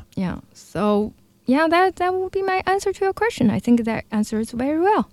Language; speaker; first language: English; non-native, fluent; Chinese